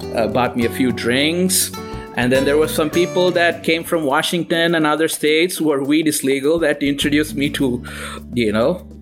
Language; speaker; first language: English; non-native, local second language; Tamil